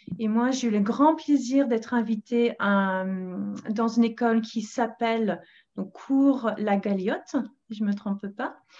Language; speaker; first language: French; non-native, fluent; English